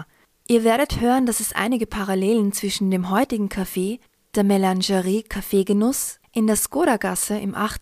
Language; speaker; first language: German; native; German